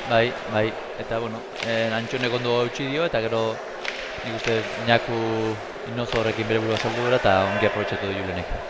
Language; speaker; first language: Basque; native; Basque